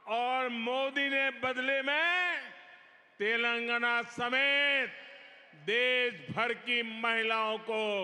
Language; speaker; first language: Hindi; non-native, local second language; Gujarati